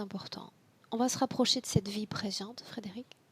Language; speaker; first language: French; native; French